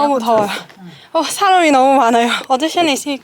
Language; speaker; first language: Korean; non-native, learner; Cantonese